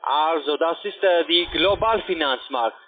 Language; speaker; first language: German; non-native, learner; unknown